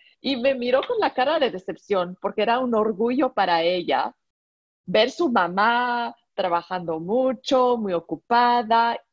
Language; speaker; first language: Spanish; non-native, fluent; French